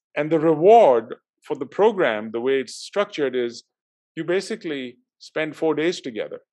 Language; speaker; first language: English; non-native, local second language; Urdu